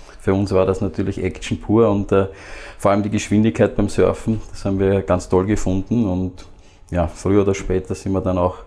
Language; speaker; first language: German; native; German